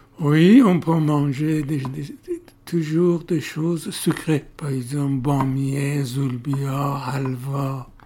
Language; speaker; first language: French; non-native, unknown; Persian